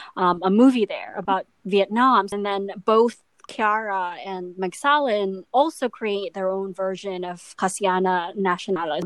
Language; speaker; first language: English; non-native, local second language; Filipino